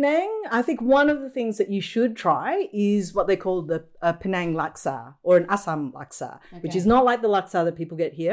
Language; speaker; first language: English; native; English